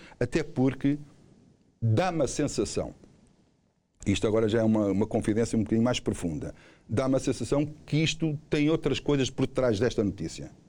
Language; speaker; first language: Portuguese; native; Portuguese